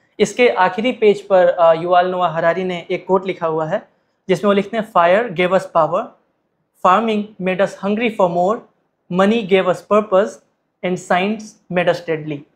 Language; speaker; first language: Hindi; native; Hindi